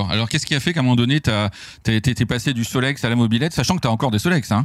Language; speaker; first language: French; native; French